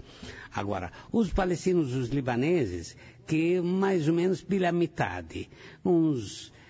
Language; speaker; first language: Portuguese; non-native, fluent; Arabic